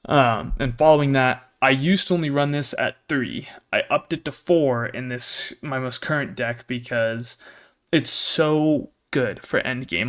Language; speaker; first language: English; native; English